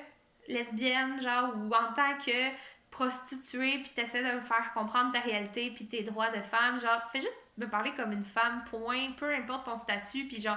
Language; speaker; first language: French; native; French